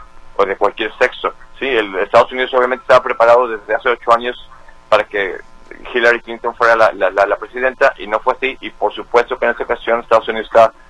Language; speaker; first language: Spanish; native; Spanish